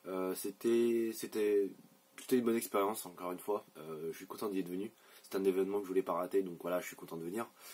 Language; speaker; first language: French; native; French